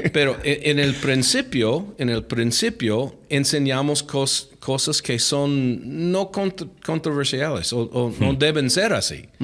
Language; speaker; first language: Spanish; non-native, fluent; English